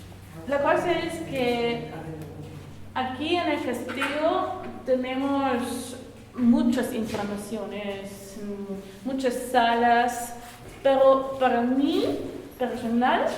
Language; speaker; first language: Spanish; non-native, learner; German